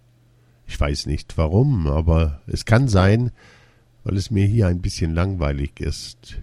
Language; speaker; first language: German; early bilingual, other home language; Turkish